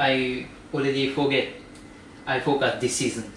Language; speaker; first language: English; non-native, learner; Japanese